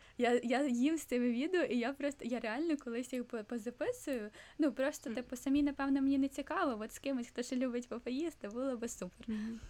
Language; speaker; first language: Ukrainian; non-native, local second language; Russian